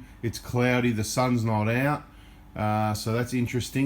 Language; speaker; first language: English; native; English